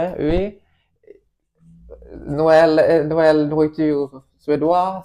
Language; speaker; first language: French; non-native, learner; Swedish